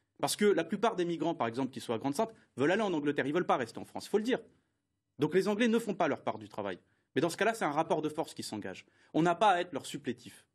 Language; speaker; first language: French; native; French